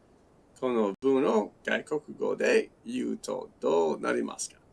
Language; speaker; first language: Japanese; non-native, learner; English